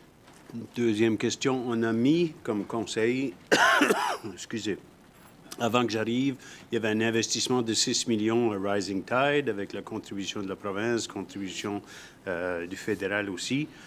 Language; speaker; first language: French; native; French